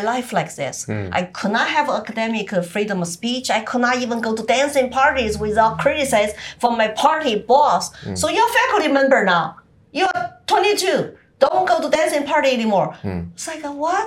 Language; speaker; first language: English; non-native, fluent; Chinese